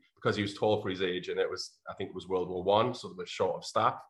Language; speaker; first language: English; native; English